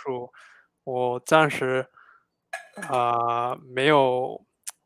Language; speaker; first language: Chinese; non-native, fluent; English